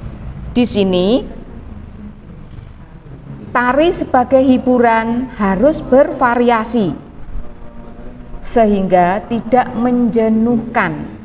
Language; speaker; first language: Malay; native; Malay